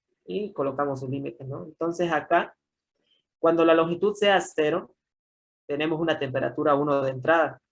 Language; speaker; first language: Spanish; native; Spanish